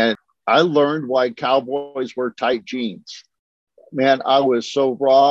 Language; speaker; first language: English; native; English